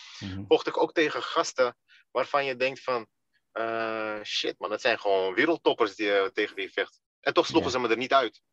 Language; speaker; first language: Dutch; early bilingual, other home language; Russian